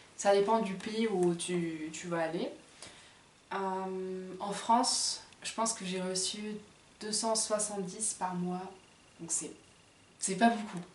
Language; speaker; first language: French; non-native, fluent; German